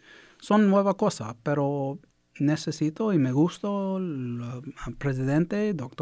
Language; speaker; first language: Spanish; early bilingual, heritage; English